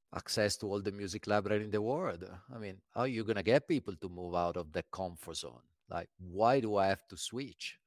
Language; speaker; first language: English; non-native, fluent; Italian